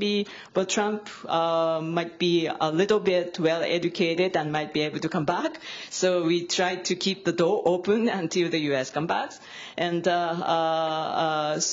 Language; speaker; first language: English; non-native, fluent; Japanese